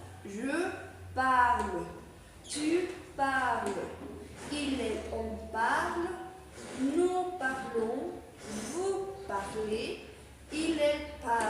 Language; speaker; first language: French; non-native, fluent; Spanish